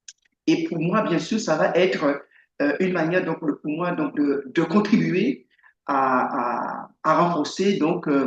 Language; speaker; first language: French; native; French